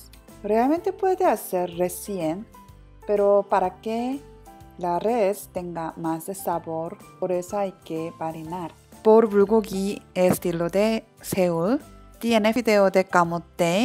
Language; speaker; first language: Spanish; non-native, learner; Korean